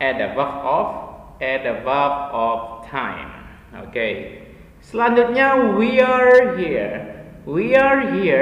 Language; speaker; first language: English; non-native, fluent; Indonesian